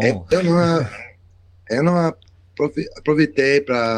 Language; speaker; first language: Portuguese; non-native, learner; Italian